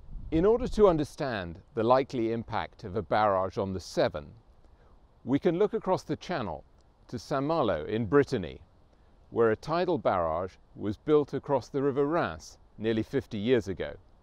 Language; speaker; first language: English; native; English